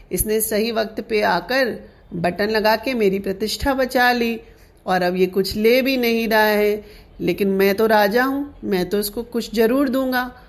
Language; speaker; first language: Hindi; non-native, local second language; Sindhi